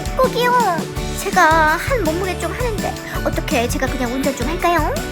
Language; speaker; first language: Korean; native; Korean